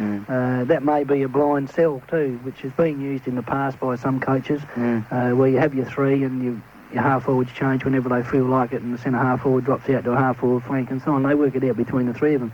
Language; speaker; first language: English; native; English